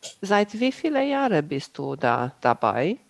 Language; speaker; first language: German; non-native, fluent; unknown